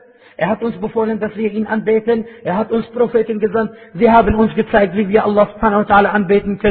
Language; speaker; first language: German; non-native, fluent; Arabic